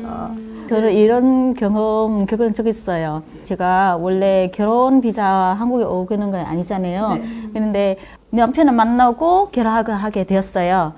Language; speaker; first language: Korean; non-native, learner; Vietnamese